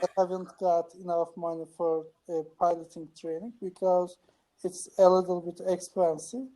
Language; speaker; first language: English; non-native, learner; Turkish